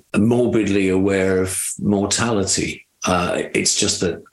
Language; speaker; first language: English; native; English